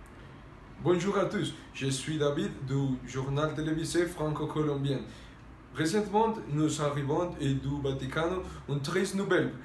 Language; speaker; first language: French; non-native, learner; Spanish